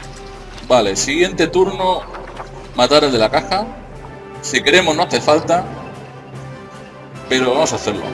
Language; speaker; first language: Spanish; native; Spanish